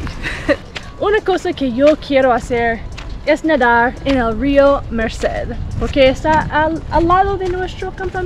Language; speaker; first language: Spanish; non-native, learner; English